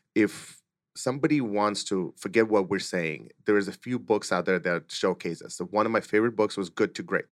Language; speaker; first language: English; early bilingual, other home language; Russian